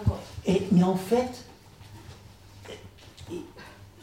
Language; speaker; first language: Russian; early bilingual, heritage; Russian